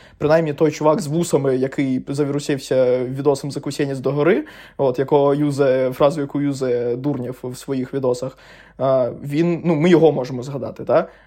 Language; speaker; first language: Ukrainian; non-native, local second language; Russian